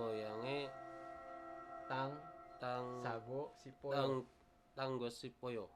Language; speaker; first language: Korean; non-native, learner; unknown